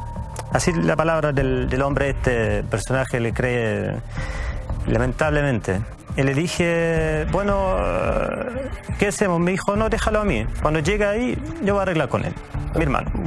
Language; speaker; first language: Spanish; native; Spanish